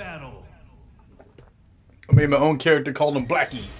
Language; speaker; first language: English; native; English